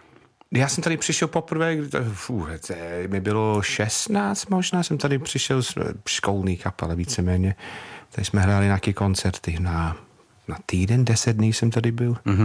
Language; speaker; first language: Czech; non-native, fluent; English